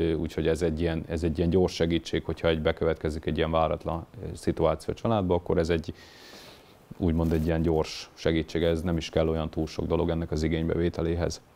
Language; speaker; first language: Hungarian; native; Hungarian